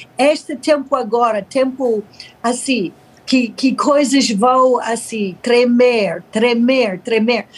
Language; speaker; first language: Portuguese; non-native, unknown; English